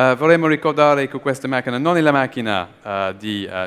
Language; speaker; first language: Italian; non-native, learner; English